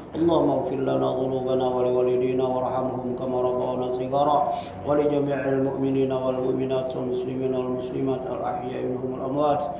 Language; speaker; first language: Arabic; non-native, fluent; Indonesian